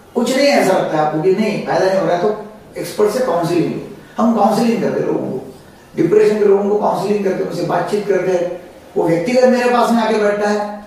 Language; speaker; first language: Hindi; non-native, local second language; Marathi